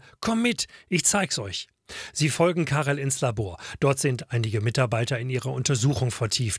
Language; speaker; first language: German; native; German